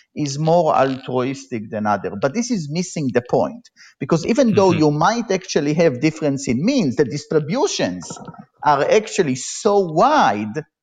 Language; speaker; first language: English; non-native, fluent; Hebrew